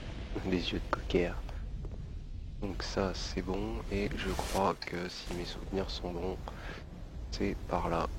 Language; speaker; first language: French; native; French